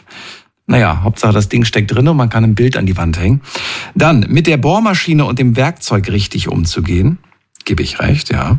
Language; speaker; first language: German; native; German